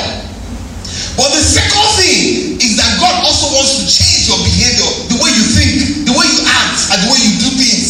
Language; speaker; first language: English; non-native, local second language; Yoruba